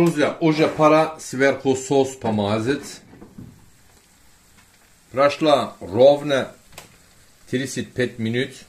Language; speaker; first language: Russian; non-native, learner; Turkish